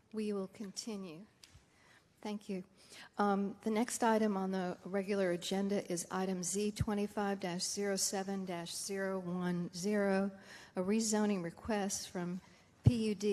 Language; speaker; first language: English; native; English